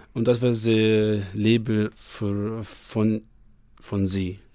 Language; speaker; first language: German; non-native, learner; Arabic